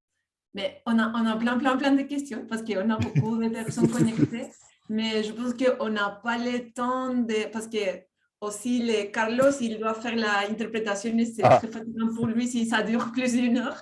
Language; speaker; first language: French; non-native, fluent; Spanish